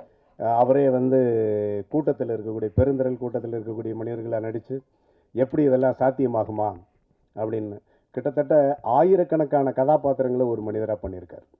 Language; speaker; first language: Tamil; native; Tamil